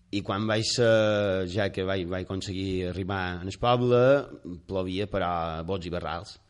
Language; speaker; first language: Catalan; native; Catalan